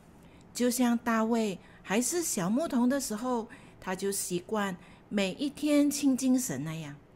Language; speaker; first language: Chinese; native; Chinese